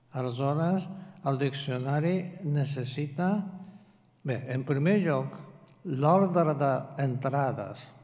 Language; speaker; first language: Catalan; non-native, fluent; Japanese